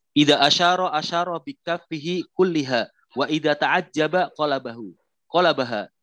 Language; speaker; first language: Arabic; non-native, fluent; Indonesian